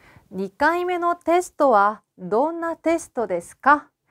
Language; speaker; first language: Japanese; non-native, fluent; Korean